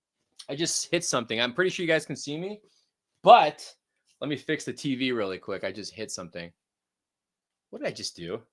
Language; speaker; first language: English; native; English